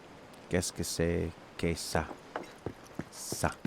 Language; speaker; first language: French; non-native, learner; English